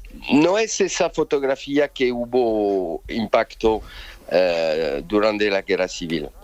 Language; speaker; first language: Spanish; non-native, fluent; French